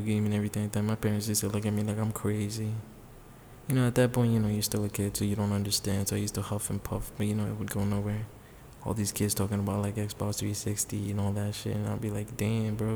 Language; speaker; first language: English; native; English